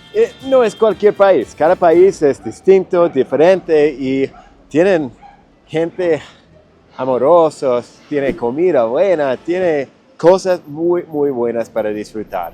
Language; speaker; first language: Spanish; non-native, fluent; English